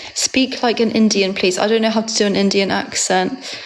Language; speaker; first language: English; early bilingual, other home language; Georgian